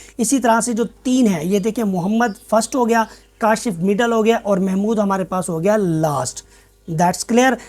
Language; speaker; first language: Urdu; non-native, local second language; Punjabi